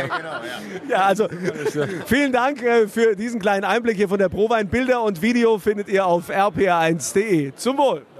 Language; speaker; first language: German; native; German